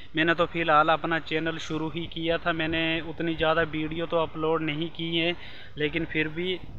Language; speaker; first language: Hindi; native; Hindi